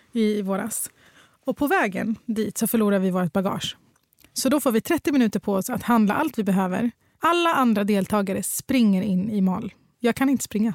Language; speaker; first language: Swedish; early bilingual, other home language; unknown